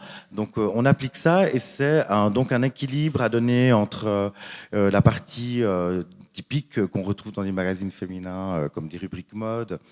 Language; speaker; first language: French; native; French